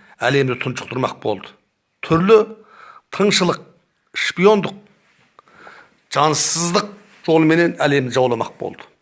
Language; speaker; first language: Kazakh; native; Kazakh